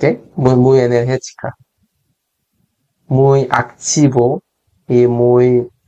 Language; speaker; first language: Spanish; non-native, learner; Korean